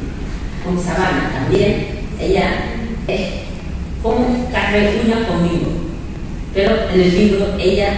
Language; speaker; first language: Spanish; non-native, learner; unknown